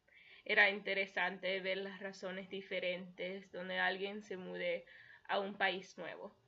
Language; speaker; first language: Spanish; early bilingual, heritage; Spanish